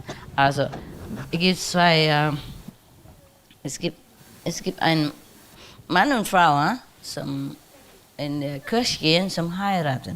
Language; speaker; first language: German; non-native, learner; Vietnamese